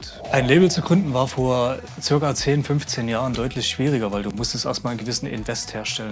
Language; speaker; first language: German; native; German